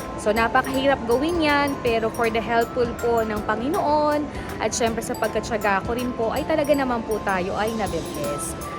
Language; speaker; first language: Filipino; native; Filipino